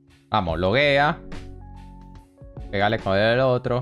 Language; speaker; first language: Spanish; native; Spanish